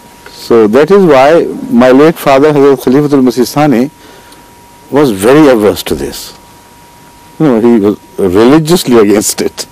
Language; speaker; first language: English; non-native, local second language; Urdu